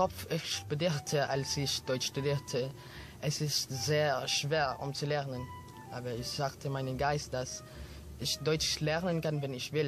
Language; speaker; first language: German; non-native, learner; Filipino